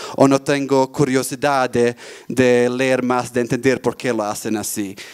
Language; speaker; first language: Spanish; non-native, fluent; Bosnian